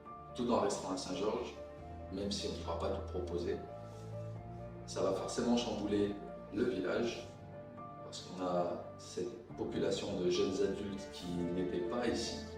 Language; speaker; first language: French; native; French